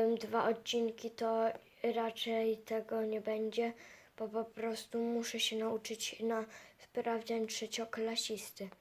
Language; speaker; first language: Polish; native; Polish